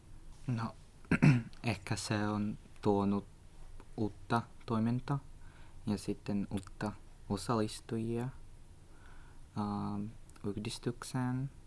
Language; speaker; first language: Finnish; non-native, learner; Russian